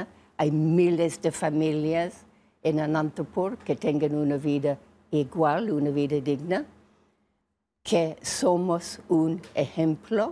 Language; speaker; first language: Spanish; non-native, fluent; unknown